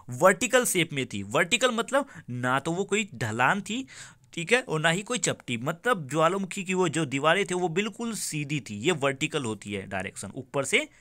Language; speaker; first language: Hindi; native; Hindi